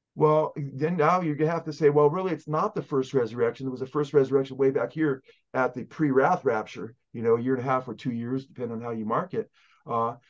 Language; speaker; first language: English; native; English